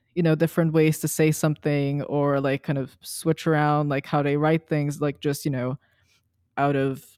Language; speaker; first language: English; early bilingual, other home language; Serbian